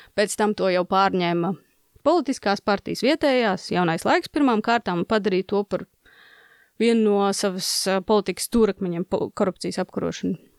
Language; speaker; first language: Latvian; non-native, local second language; Russian